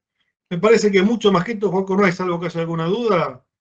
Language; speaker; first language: Spanish; native; Spanish